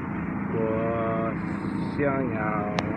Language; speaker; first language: Chinese; non-native, learner; English